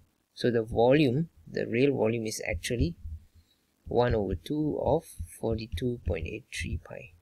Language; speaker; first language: English; non-native, local second language; Malay